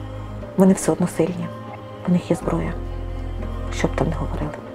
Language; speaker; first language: Ukrainian; non-native, local second language; Russian